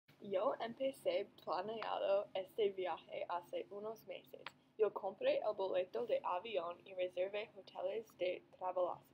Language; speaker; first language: Spanish; non-native, learner; English